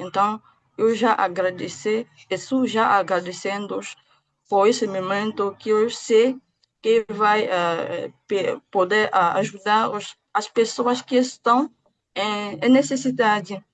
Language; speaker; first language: Portuguese; non-native, fluent; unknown